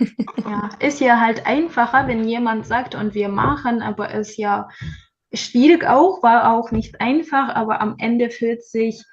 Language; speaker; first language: German; non-native, learner; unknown